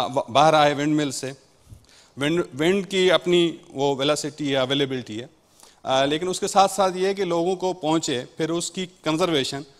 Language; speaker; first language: Urdu; non-native, local second language; Sindhi